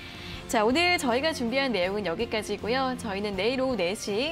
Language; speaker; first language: Korean; native; Korean